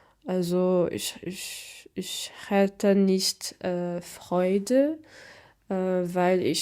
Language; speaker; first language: German; non-native, learner; Portuguese